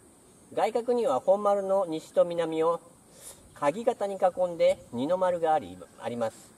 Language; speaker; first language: Japanese; native; Japanese